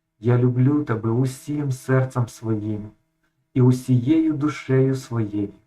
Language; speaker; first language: Ukrainian; native; Ukrainian